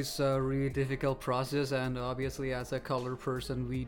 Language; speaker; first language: English; non-native, local second language; Malayalam